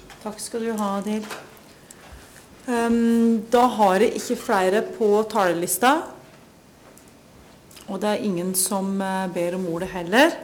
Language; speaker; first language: Norwegian; native; Norwegian